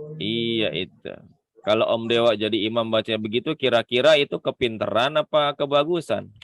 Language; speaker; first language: Indonesian; native; Indonesian